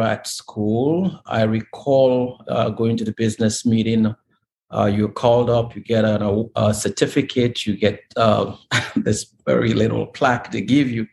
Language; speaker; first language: English; non-native, local second language; Igbo